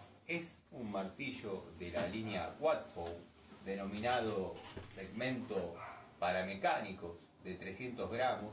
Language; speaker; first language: Spanish; native; Spanish